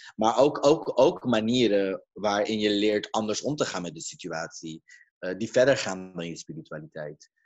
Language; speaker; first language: Dutch; early bilingual, other home language; Caribbean Hindustani